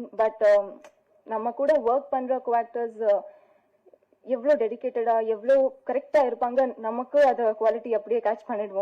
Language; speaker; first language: Tamil; non-native, fluent; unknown